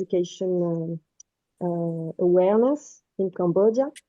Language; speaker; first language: English; non-native, fluent; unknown